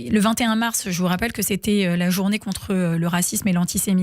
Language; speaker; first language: French; native; French